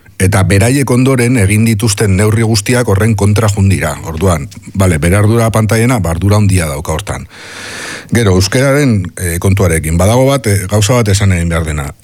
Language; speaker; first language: Basque; non-native, local second language; Spanish